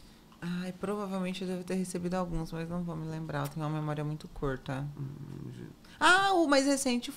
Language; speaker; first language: Portuguese; native; Portuguese